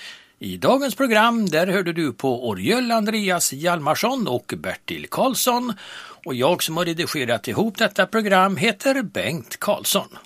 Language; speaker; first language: Swedish; native; Swedish